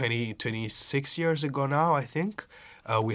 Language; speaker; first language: English; non-native, local second language; Kinyarwanda